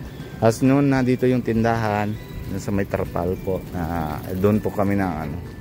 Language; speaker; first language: Filipino; non-native, fluent; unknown